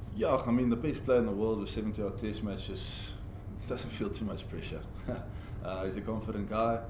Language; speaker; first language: English; non-native, local second language; Afrikaans